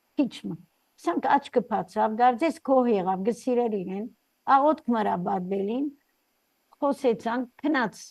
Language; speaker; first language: Armenian; early bilingual, heritage; Armenian